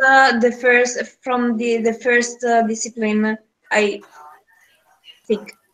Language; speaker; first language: English; non-native, learner; Italian